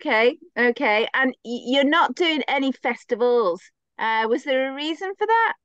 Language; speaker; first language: English; native; English